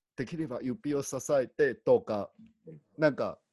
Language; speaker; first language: Japanese; non-native, learner; Chinese